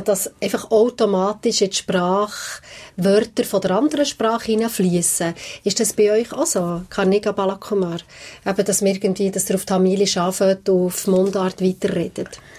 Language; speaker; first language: German; native; German